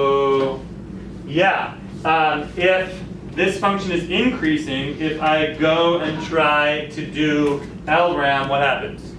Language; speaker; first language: English; native; English